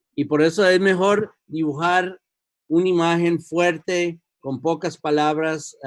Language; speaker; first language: Spanish; early bilingual, heritage; Spanish